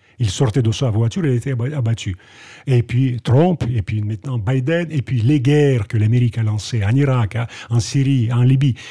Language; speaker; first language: French; non-native, fluent; Russian